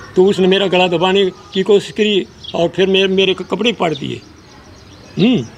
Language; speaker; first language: Hindi; native; Hindi